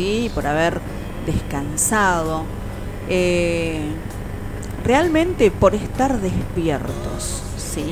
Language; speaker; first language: Spanish; native; Spanish